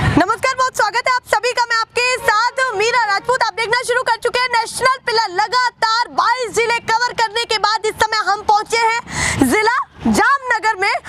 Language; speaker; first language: Hindi; native; Hindi